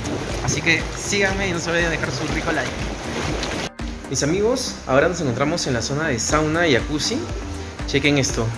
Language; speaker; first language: Spanish; native; Spanish